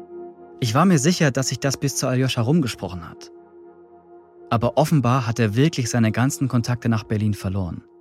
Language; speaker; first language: German; native; German